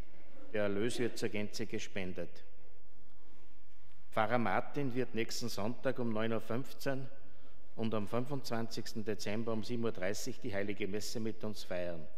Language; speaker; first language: German; native; German